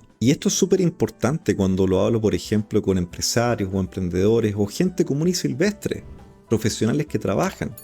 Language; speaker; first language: Spanish; native; Spanish